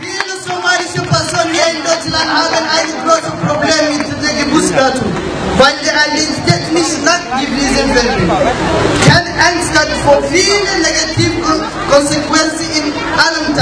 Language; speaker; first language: German; non-native, learner; Somali